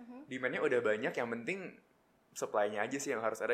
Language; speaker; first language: Indonesian; early bilingual, heritage; Indonesian